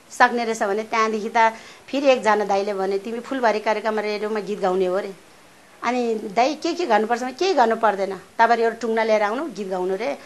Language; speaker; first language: Nepali; non-native, local second language; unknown